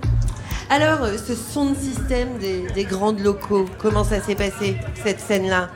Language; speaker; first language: French; native; French